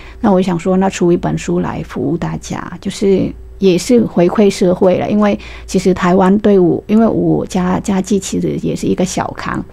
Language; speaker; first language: Chinese; non-native, fluent; Vietnamese